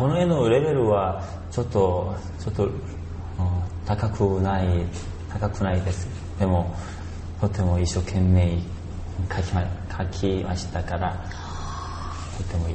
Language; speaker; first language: Japanese; non-native, learner; Korean